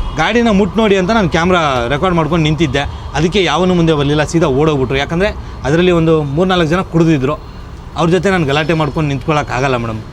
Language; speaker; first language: Kannada; native; Kannada